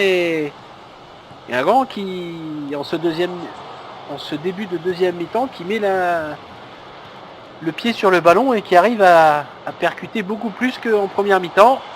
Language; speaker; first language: French; native; French